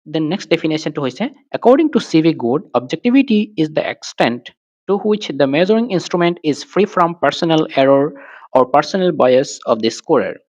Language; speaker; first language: English; non-native, local second language; Assamese